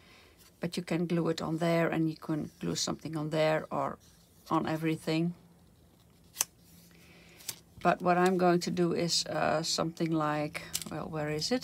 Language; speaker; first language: English; non-native, fluent; Dutch